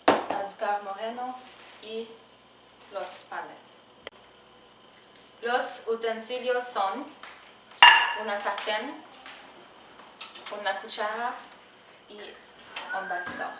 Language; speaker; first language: Spanish; non-native, learner; French